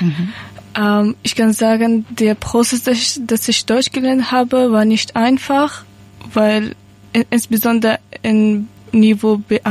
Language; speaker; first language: German; non-native, learner; Persian